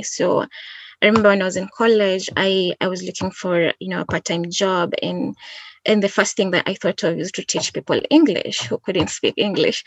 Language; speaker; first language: English; non-native, local second language; Gusii